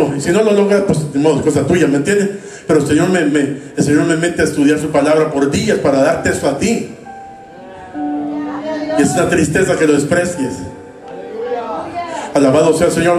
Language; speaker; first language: Spanish; native; Spanish